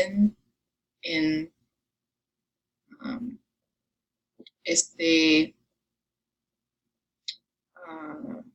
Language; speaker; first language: Spanish; non-native, learner; English